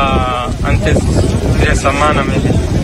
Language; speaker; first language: Spanish; non-native, learner; Arabic